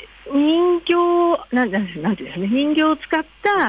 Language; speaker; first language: Japanese; native; Japanese